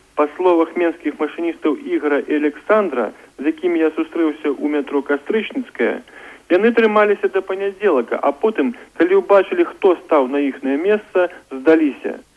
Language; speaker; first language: Belarusian; native; Belarusian